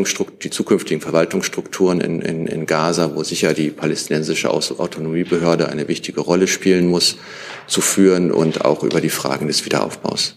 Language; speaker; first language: German; native; German